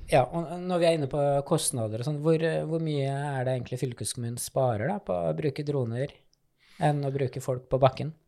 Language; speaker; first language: Norwegian; native; Norwegian